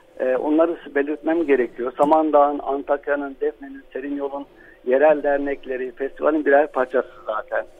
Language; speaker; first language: Turkish; non-native, local second language; Arabic